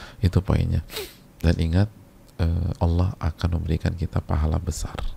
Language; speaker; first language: Indonesian; native; Indonesian